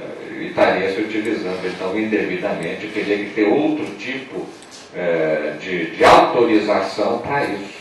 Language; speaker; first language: Portuguese; native; Portuguese